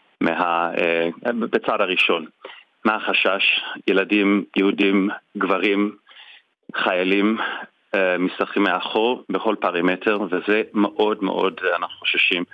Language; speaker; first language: Hebrew; non-native, fluent; English